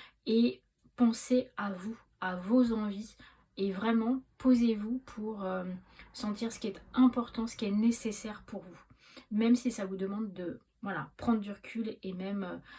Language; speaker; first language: French; native; French